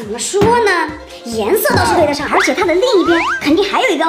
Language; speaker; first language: Chinese; native; Chinese